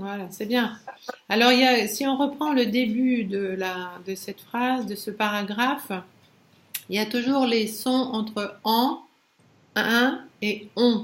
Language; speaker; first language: French; non-native, learner; Russian